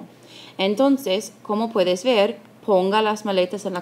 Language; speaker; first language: Spanish; non-native, fluent; English